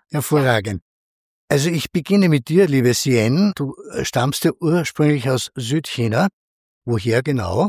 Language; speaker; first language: German; native; German